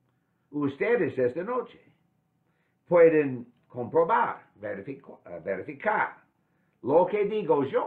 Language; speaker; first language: Spanish; non-native, fluent; English